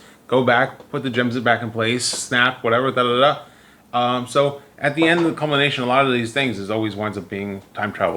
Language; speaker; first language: English; native; English